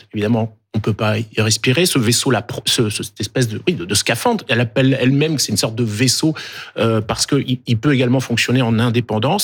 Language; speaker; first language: French; native; French